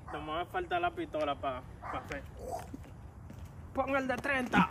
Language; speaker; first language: Spanish; native; Spanish